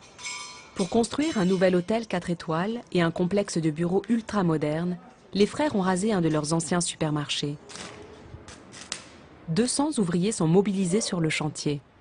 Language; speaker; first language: French; native; French